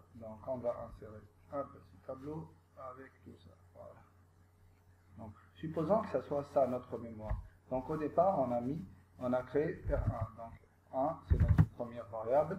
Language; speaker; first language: French; non-native, local second language; Arabic